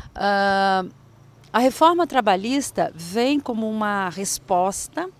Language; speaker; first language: Portuguese; native; Portuguese